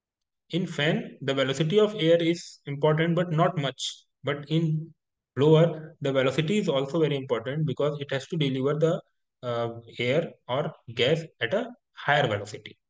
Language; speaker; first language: English; non-native, local second language; Hindi